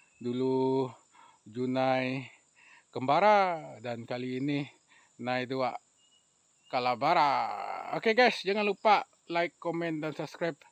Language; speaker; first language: Malay; native; Malay